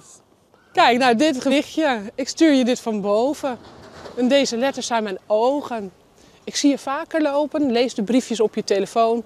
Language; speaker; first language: Dutch; native; Dutch